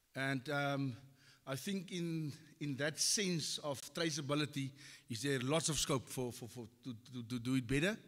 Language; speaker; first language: English; non-native, local second language; Afrikaans